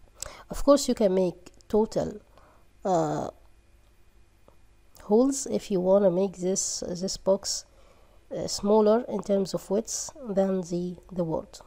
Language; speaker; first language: English; non-native, fluent; Arabic